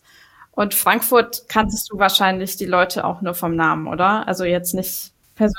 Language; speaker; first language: German; native; German